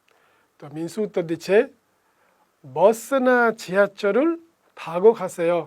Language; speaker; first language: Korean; non-native, fluent; Bangla